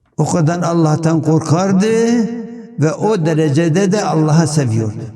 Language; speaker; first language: Turkish; non-native, local second language; Kurdish